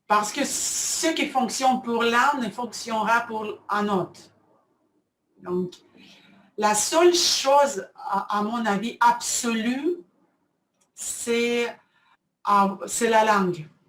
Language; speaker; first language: French; non-native, fluent; Russian